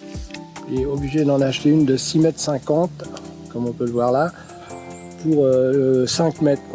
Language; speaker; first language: French; native; French